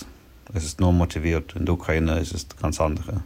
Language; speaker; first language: German; non-native, learner; Ukrainian